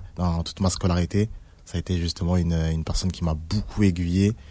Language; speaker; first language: French; native; French